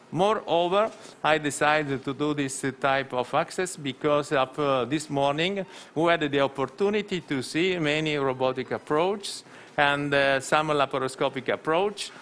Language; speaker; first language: English; non-native, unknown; Italian